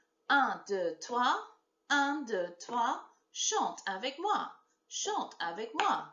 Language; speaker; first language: French; non-native, fluent; English